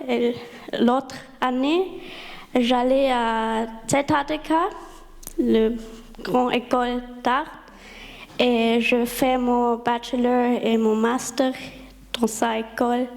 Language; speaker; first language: French; non-native, learner; German